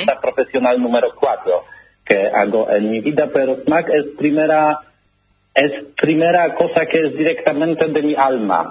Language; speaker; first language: Spanish; non-native, learner; Polish